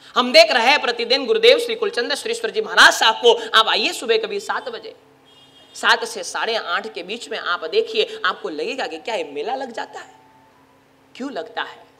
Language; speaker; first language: Hindi; non-native, local second language; Gujarati